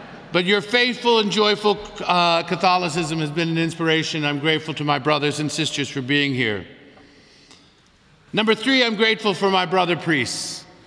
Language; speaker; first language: English; native; English